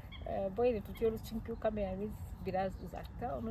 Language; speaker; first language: Turkish; non-native, fluent; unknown